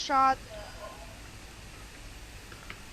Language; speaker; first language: English; non-native, learner; Vietnamese